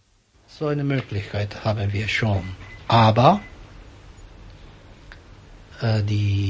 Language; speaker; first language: German; non-native, fluent; Japanese